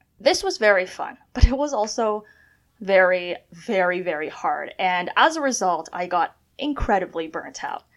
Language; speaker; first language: English; early bilingual, other home language; Chinese